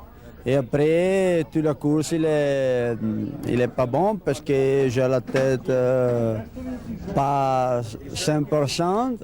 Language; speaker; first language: French; non-native, learner; Italian